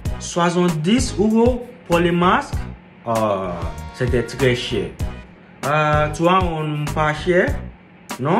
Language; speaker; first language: French; non-native, learner; Yoruba